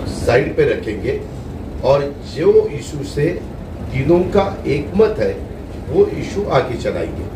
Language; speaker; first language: Hindi; non-native, local second language; Marathi